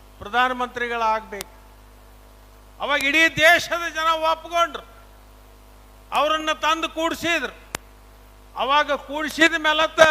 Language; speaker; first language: Kannada; native; Kannada